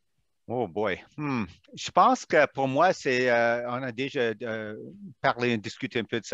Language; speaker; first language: French; non-native, local second language; English